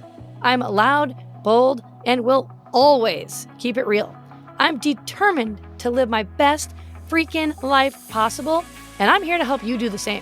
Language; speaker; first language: English; native; English